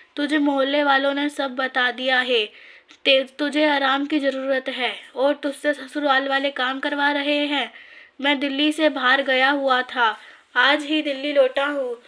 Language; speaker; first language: Hindi; native; Hindi